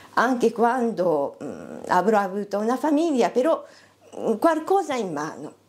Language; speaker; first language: Italian; non-native, fluent; Japanese